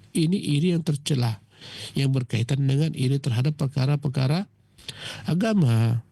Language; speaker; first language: Malay; native; Malay